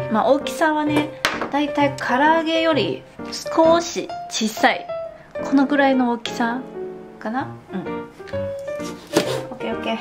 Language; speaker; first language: Japanese; non-native, fluent; Chinese